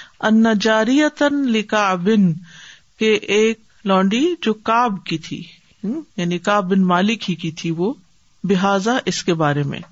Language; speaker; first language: Urdu; native; Urdu